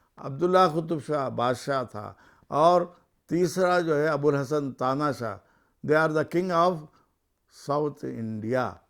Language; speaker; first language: Urdu; native; Urdu